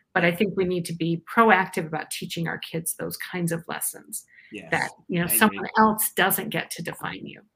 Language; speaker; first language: English; native; English